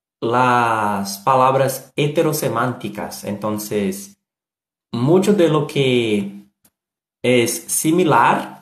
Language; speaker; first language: Spanish; non-native, learner; Portuguese